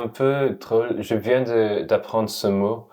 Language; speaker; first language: French; non-native, learner; English